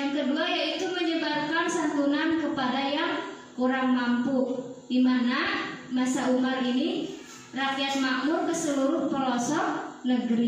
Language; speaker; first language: Indonesian; native; Indonesian